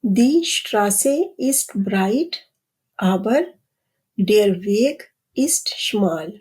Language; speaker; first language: German; non-native, fluent; Urdu